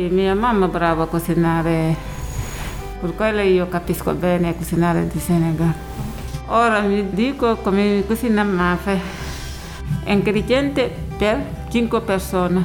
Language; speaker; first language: Italian; non-native, learner; Wolof